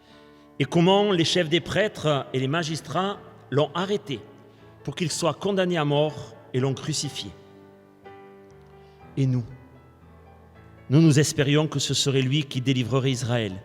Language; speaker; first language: French; native; French